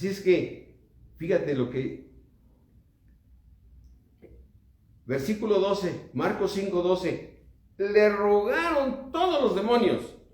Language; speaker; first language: Spanish; native; Spanish